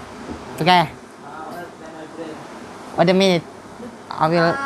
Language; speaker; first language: English; non-native, learner; Indonesian